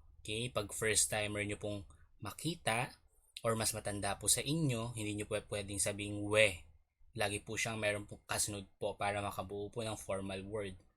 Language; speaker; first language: Filipino; native; Filipino